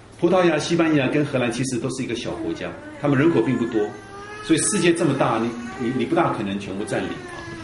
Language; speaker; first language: Chinese; early bilingual, heritage; Chinese